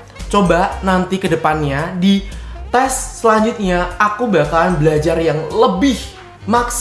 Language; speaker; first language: Indonesian; native; Indonesian